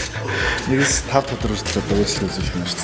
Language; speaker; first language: Mongolian; native; Mongolian